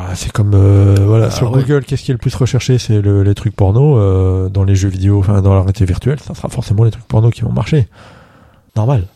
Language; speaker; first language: French; native; French